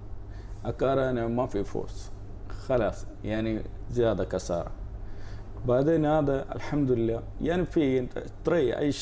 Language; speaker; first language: Arabic; non-native, learner; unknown